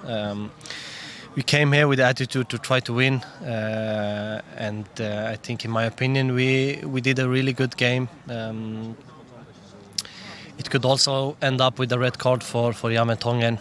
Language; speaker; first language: English; non-native, fluent; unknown